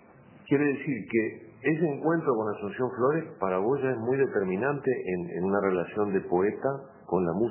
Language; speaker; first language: Spanish; native; Spanish